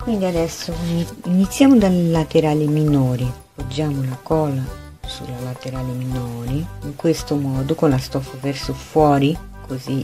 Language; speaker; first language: Italian; non-native, fluent; Portuguese